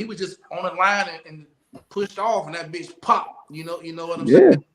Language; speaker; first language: English; native; English